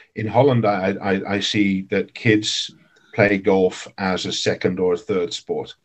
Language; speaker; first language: English; native; English